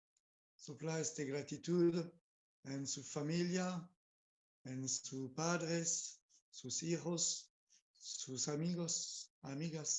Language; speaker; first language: Spanish; non-native, learner; French